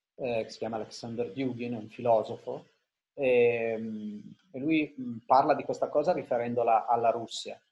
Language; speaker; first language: Italian; early bilingual, heritage; Italian